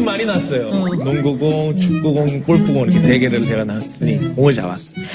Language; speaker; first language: Korean; native; Korean